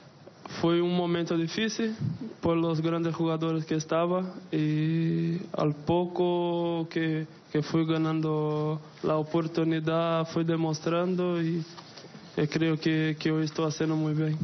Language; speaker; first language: Spanish; non-native, fluent; Portuguese